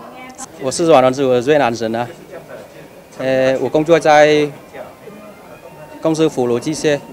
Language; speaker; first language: Chinese; non-native, learner; Vietnamese